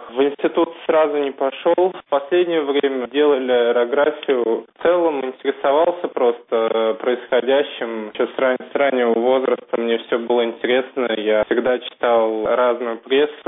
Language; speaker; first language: Russian; native; Russian